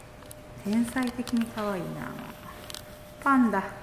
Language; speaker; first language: Japanese; native; Japanese